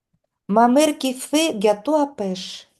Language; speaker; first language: French; non-native, fluent; Russian